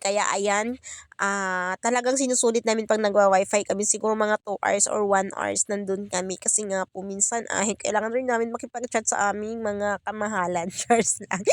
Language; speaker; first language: Filipino; non-native, local second language; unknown